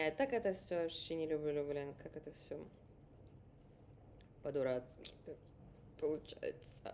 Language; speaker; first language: Russian; native; Russian